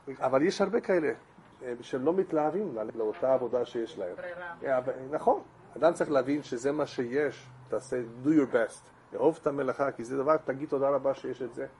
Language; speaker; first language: Hebrew; non-native, fluent; English